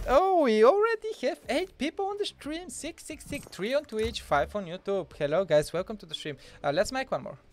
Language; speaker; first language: English; non-native, fluent; Bulgarian